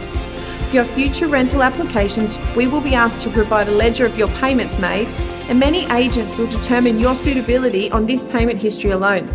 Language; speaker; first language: English; native; English